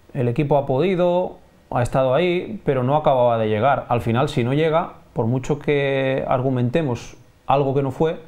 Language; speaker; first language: Spanish; non-native, local second language; Catalan